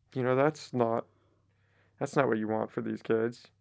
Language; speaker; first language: English; early bilingual, other home language; Spanish